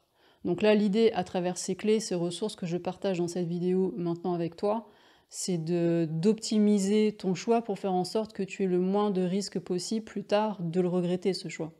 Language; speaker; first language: French; native; French